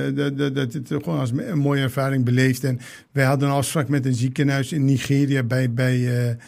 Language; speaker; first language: Dutch; early bilingual, other home language; Turkish